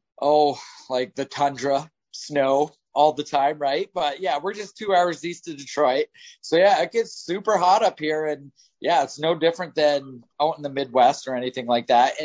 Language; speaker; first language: English; native; English